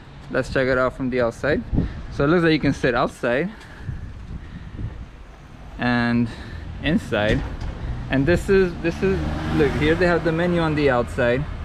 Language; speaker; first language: English; native; English